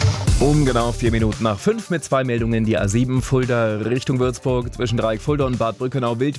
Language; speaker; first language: German; native; German